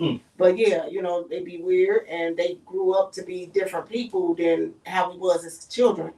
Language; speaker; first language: English; native; English